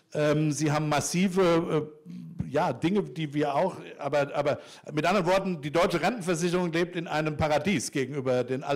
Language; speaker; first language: German; native; German